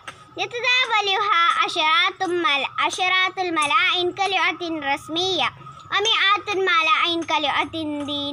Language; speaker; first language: Arabic; non-native, learner; Malayalam